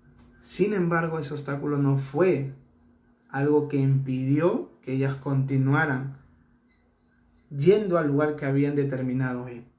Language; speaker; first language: Spanish; native; Spanish